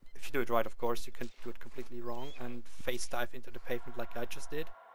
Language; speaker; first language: English; non-native, fluent; Swiss German